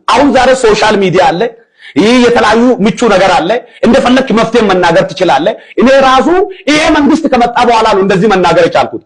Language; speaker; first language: Amharic; non-native, local second language; Oromo